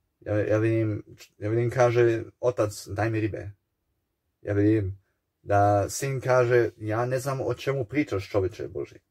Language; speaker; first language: Croatian; early bilingual, heritage; Serbian